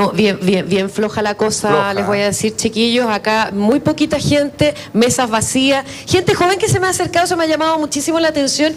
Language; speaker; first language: Spanish; native; Spanish